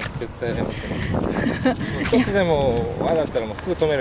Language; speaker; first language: Japanese; non-native, fluent; Korean